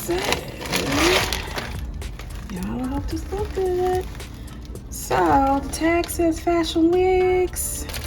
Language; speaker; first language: English; native; English